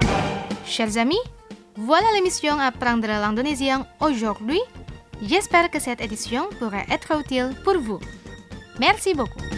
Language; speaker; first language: French; non-native, fluent; Indonesian